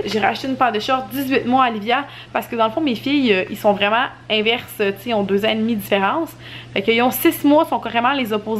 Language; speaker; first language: French; native; French